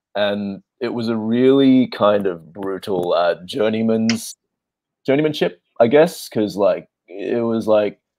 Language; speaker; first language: English; native; English